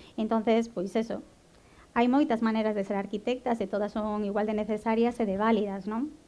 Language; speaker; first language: Galician; non-native, local second language; Spanish